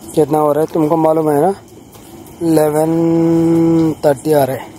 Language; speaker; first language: Hindi; non-native, local second language; Telugu